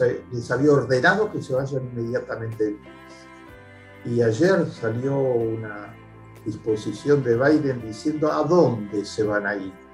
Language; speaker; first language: Spanish; native; Spanish